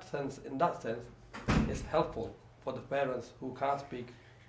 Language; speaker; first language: English; native; English